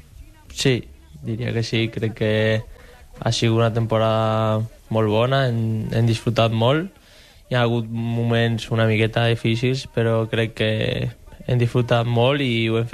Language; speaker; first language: Catalan; non-native, local second language; Spanish